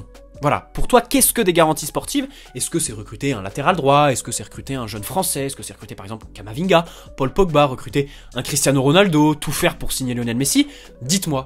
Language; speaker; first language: French; native; French